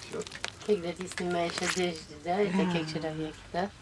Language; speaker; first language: Russian; non-native, fluent; French